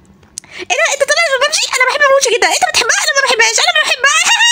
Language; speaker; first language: Arabic; native; Arabic